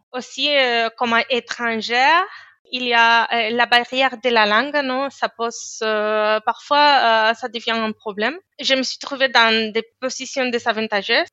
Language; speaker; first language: French; non-native, fluent; Spanish